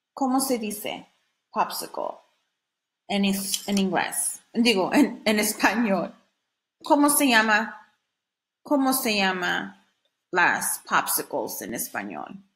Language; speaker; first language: Spanish; non-native, fluent; English